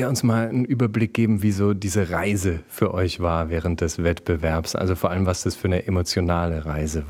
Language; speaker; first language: German; native; German